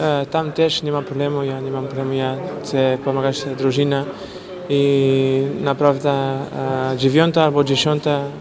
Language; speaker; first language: Polish; non-native, fluent; Portuguese